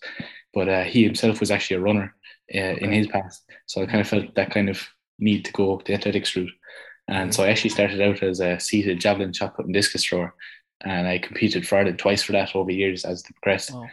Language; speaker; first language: English; native; English